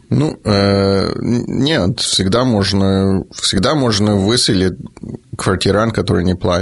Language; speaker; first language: Russian; early bilingual, heritage; Russian